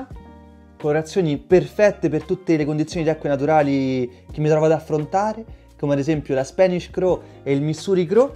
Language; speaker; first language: Italian; native; Italian